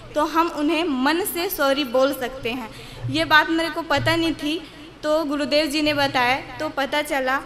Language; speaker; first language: Hindi; native; Hindi